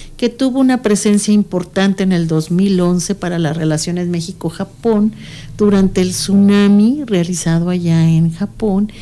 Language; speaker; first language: Spanish; native; Spanish